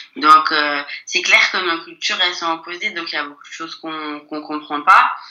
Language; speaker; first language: French; native; French